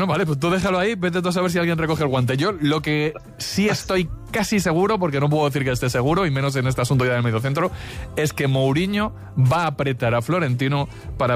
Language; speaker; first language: Spanish; native; Spanish